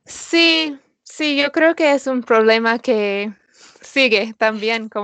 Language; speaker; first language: Spanish; non-native, fluent; English